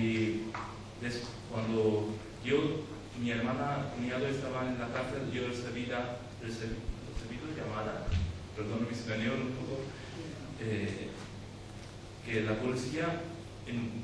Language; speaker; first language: Spanish; non-native, learner; Urdu